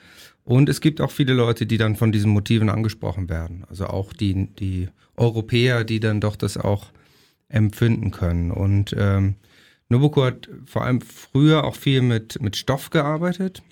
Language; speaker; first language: German; native; German